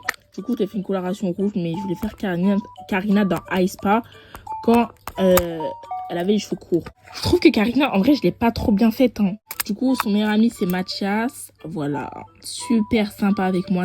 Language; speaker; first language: French; native; French